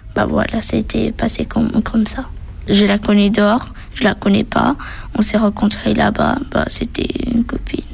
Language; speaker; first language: French; early bilingual, other home language; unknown